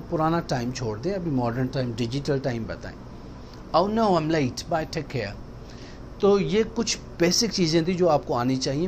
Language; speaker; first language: Urdu; native; Urdu